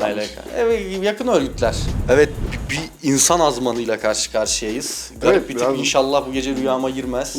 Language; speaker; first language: Turkish; native; Turkish